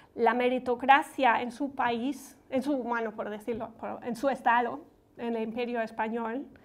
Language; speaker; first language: Spanish; non-native, fluent; German